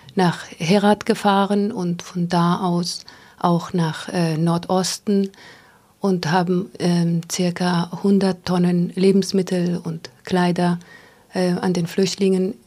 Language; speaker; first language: German; non-native, fluent; Pashto